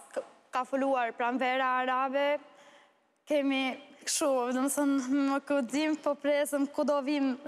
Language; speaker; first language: Albanian; non-native, learner; Arabic